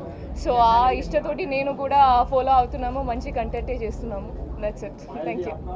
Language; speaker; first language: Telugu; non-native, fluent; Malayalam